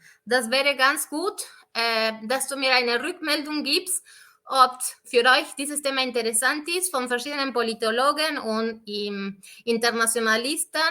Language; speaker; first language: German; non-native, fluent; Spanish